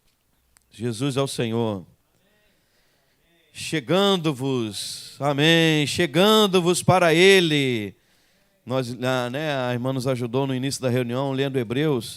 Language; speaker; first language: Portuguese; native; Portuguese